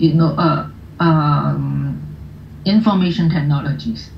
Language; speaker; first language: English; non-native, local second language; Cantonese